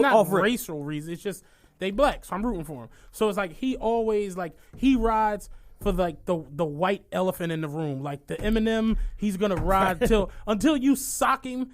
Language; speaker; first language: English; native; English